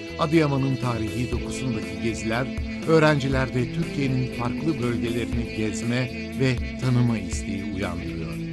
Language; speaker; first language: Turkish; native; Turkish